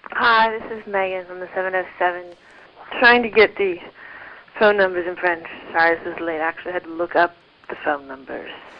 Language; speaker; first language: English; native; English